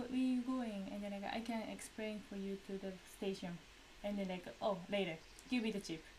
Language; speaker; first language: English; non-native, learner; Japanese